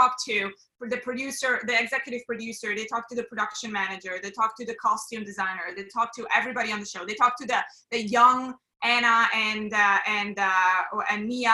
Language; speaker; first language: English; non-native, fluent; German